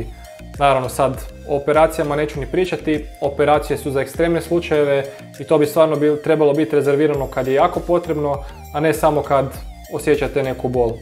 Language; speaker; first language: Croatian; native; Croatian